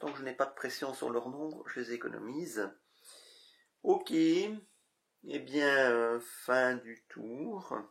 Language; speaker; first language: French; native; French